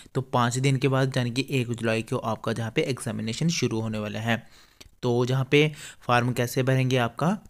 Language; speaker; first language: Hindi; native; Hindi